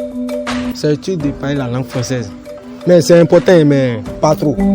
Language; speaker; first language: French; non-native, learner; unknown